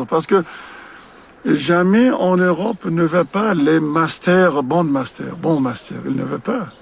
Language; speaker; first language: French; non-native, learner; Uzbek